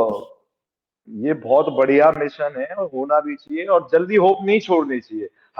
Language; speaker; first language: Hindi; native; Hindi